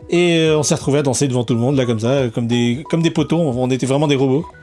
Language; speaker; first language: French; native; French